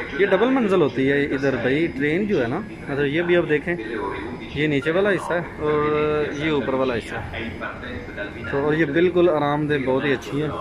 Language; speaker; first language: Urdu; non-native, local second language; Punjabi